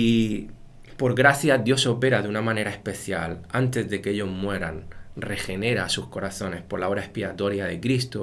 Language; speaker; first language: Spanish; native; Spanish